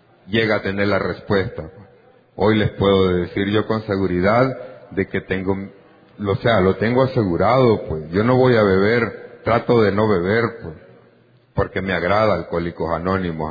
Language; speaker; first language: Spanish; native; Spanish